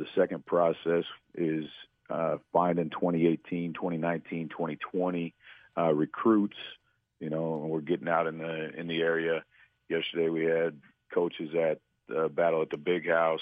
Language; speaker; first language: English; native; English